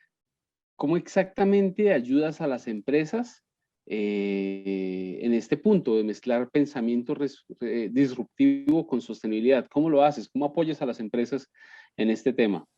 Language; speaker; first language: Spanish; native; Spanish